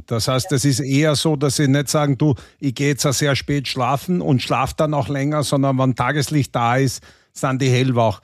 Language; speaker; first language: German; native; German